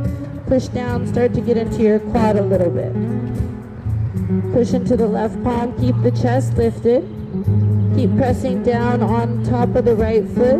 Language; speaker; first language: English; native; English